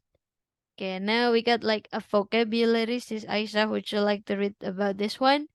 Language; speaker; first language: English; non-native, fluent; Indonesian